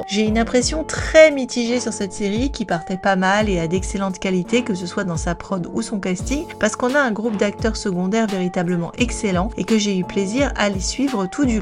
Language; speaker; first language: French; native; French